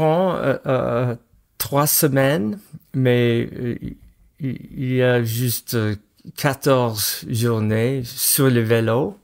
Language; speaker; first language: French; non-native, fluent; English